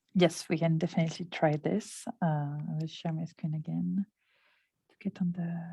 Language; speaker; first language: English; non-native, fluent; French